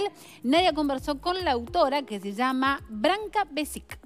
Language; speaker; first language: Spanish; native; Spanish